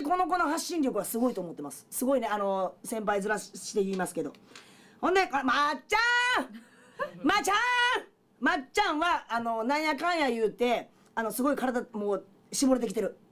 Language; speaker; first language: Japanese; native; Japanese